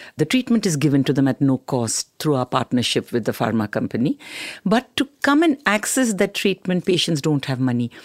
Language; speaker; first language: English; non-native, local second language; Tamil